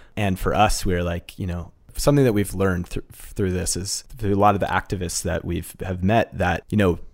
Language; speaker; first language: English; native; English